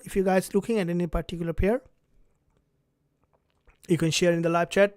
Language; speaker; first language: English; non-native, fluent; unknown